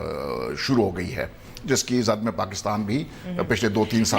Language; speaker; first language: Urdu; native; Urdu